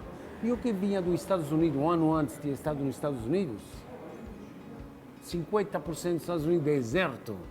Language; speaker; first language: Portuguese; non-native, fluent; Italian